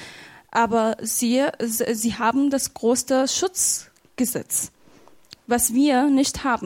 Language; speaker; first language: German; non-native, fluent; Arabic